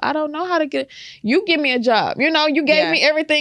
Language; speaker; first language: English; native; English